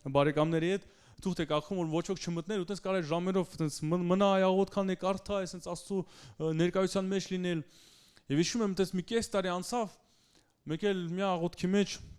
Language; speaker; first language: Armenian; early bilingual, heritage; Russian